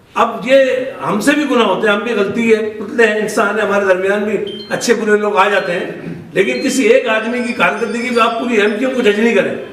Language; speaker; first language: Urdu; native; Urdu